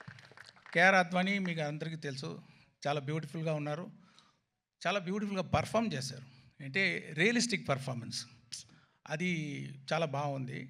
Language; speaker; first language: Telugu; non-native, fluent; Tamil